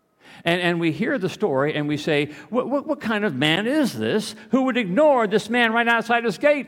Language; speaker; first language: English; native; English